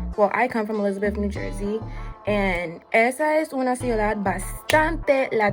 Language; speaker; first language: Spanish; non-native, fluent; English